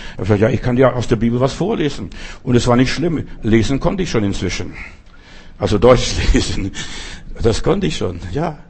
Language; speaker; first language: German; non-native, fluent; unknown